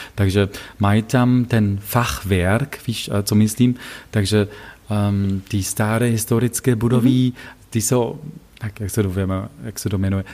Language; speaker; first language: Czech; non-native, fluent; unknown